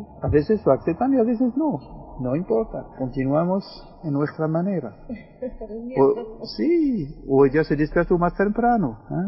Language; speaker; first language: Spanish; non-native, fluent; French